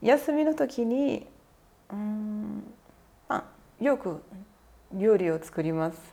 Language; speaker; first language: Japanese; non-native, learner; Portuguese